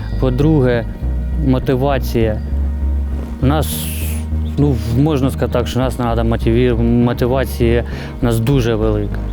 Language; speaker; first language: Ukrainian; non-native, local second language; Russian